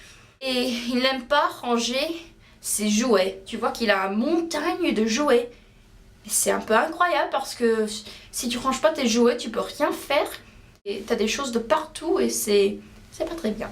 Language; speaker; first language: French; non-native, learner; English